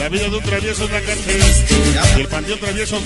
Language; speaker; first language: Spanish; native; Spanish